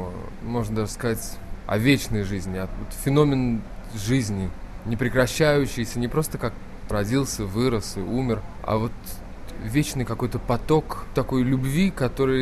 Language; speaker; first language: Russian; native; Russian